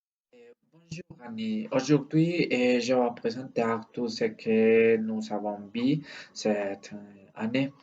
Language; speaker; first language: French; non-native, learner; Spanish